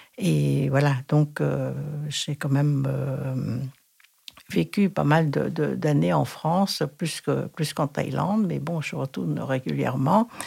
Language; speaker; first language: French; non-native, fluent; Thai